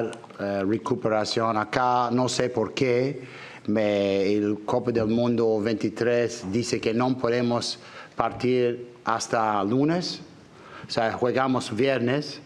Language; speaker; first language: Spanish; non-native, learner; English